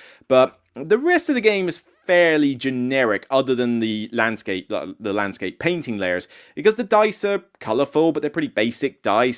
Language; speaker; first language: English; native; English